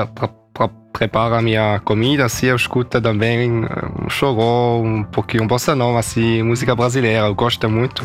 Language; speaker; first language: Portuguese; early bilingual, heritage; German